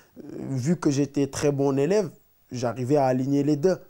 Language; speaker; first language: French; non-native, local second language; Wolof